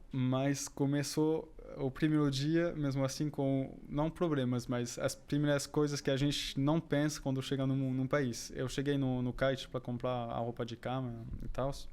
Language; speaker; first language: Portuguese; non-native, fluent; French